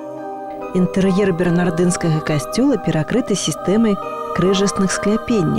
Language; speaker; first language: Belarusian; native; Belarusian